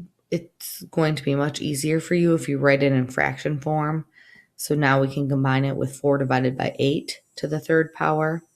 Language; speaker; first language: English; native; English